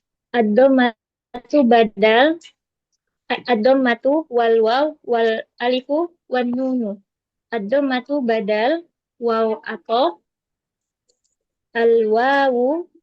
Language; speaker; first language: Arabic; non-native, learner; Indonesian